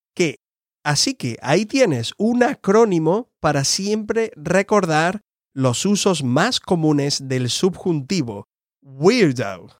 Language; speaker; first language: Spanish; native; Spanish